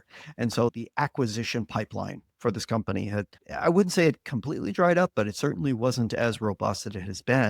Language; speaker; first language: English; native; English